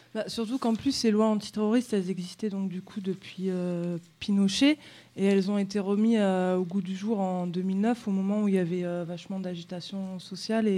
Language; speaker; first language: French; native; French